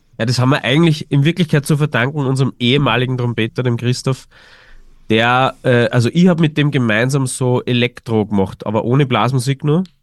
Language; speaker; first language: German; native; German